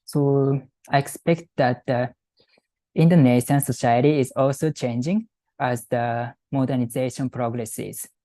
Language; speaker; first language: English; non-native, fluent; Japanese